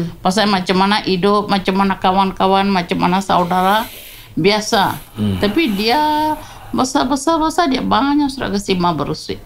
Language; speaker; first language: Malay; non-native, local second language; Tamil